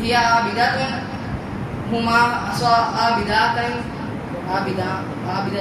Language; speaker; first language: Arabic; non-native, learner; Urdu